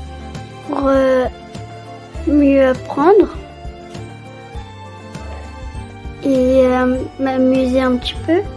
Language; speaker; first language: French; non-native, learner; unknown